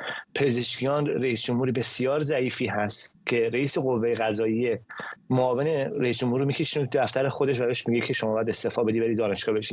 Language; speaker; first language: Persian; native; Persian